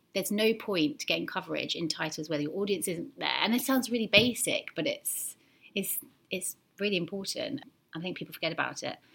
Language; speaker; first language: English; native; English